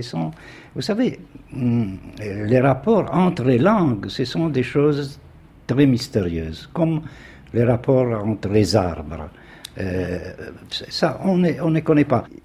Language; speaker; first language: French; non-native, fluent; Polish